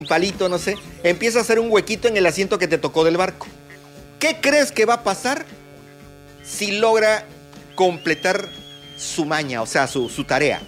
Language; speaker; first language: Spanish; native; Spanish